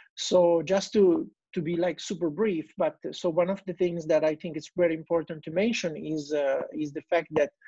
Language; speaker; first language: English; non-native, fluent; Italian